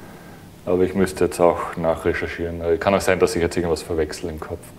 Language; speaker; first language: German; native; German